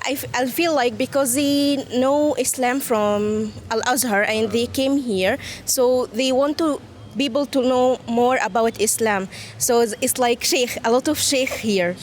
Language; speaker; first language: English; non-native, fluent; Arabic